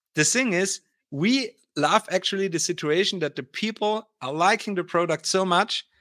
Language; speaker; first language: English; non-native, fluent; German